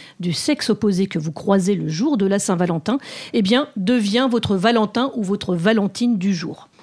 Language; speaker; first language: French; native; French